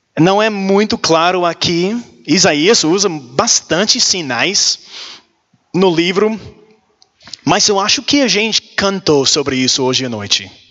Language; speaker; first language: Portuguese; non-native, learner; English